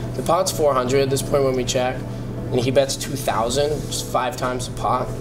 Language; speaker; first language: English; native; English